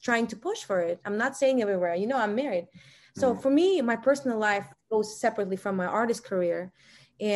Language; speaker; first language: English; non-native, fluent; Russian